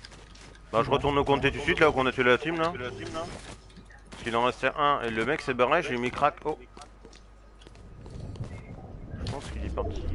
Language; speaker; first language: French; native; French